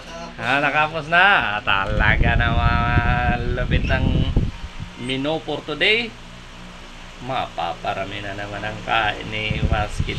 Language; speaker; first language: Filipino; non-native, local second language; Hiligaynon